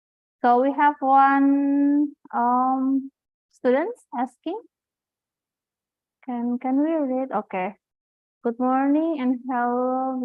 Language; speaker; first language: English; non-native, fluent; Indonesian